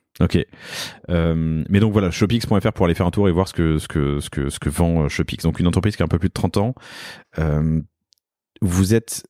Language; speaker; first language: French; native; French